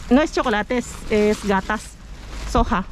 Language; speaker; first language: Spanish; non-native, learner; Filipino